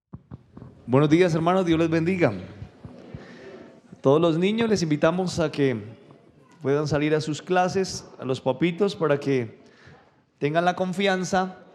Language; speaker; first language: Spanish; native; Spanish